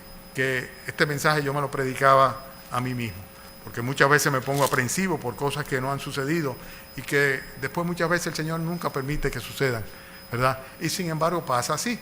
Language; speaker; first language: Spanish; native; Spanish